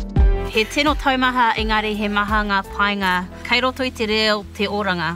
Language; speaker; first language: Māori; non-native, local second language; English